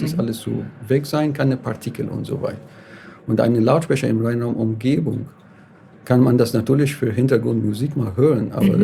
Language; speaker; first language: German; non-native, fluent; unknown